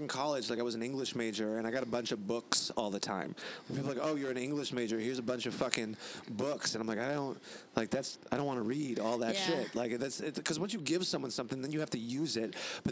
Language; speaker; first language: English; native; English